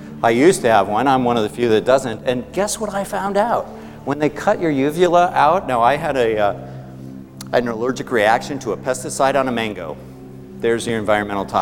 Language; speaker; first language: English; native; English